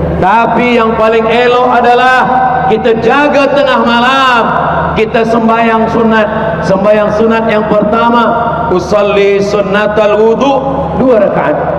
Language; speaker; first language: Malay; native; Malay